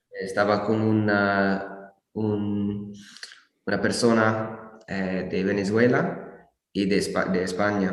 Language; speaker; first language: Spanish; non-native, learner; English